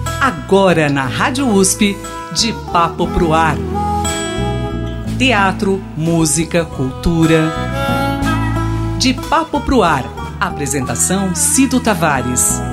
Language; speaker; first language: Portuguese; native; Portuguese